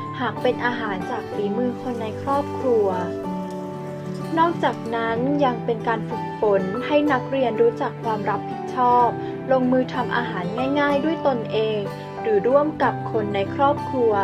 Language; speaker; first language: Thai; native; Thai